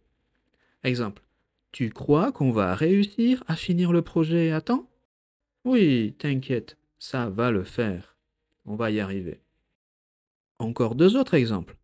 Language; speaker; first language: French; native; French